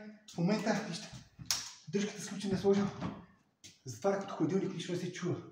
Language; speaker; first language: Bulgarian; native; Bulgarian